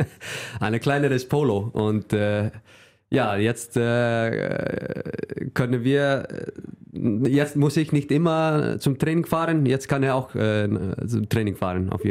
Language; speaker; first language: German; non-native, fluent; Icelandic